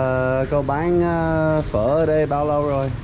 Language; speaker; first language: Vietnamese; non-native, learner; English